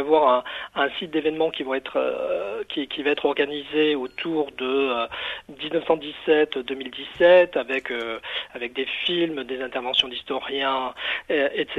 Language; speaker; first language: French; native; French